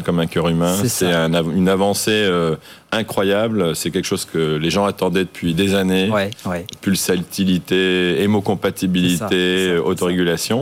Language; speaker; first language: French; native; French